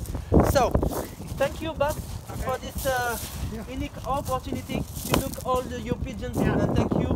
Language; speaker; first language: English; non-native, learner; French